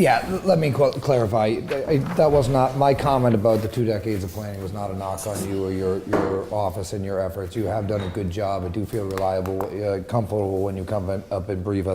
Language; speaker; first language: English; native; English